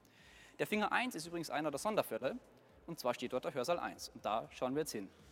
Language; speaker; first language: German; native; German